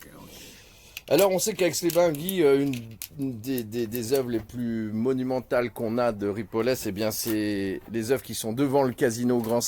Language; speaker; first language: French; native; French